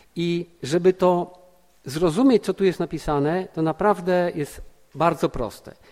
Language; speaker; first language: Polish; native; Polish